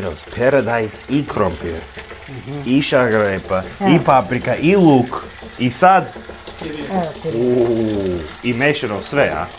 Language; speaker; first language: Bosnian; non-native, learner; English